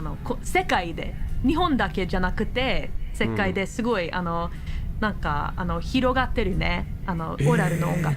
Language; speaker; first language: Japanese; non-native, learner; English